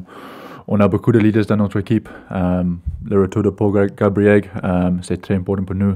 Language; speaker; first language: French; non-native, learner; English